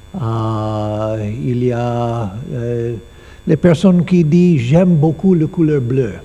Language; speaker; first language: French; non-native, learner; English